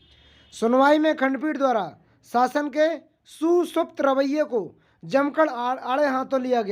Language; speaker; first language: Hindi; native; Hindi